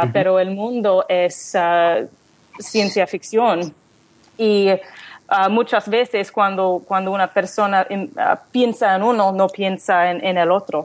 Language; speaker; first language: Spanish; non-native, learner; English